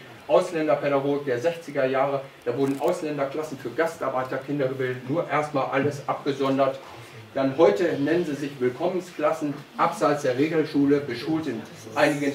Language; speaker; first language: German; native; German